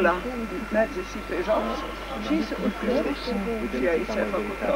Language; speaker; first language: Romanian; early bilingual, heritage; French